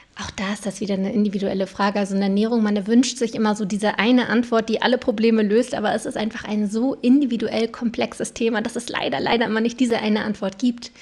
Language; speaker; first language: German; native; German